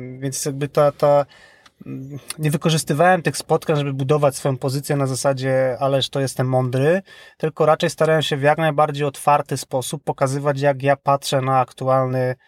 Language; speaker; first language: Polish; native; Polish